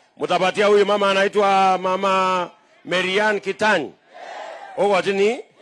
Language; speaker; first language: Swahili; non-native, local second language; Kalenjin